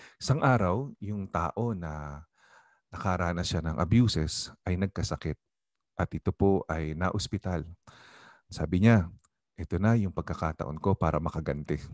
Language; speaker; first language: Filipino; native; Filipino